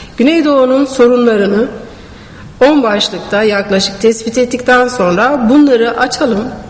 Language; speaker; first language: Turkish; native; Turkish